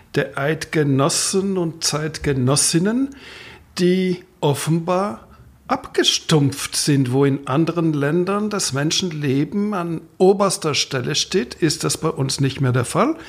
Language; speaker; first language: German; non-native, fluent; French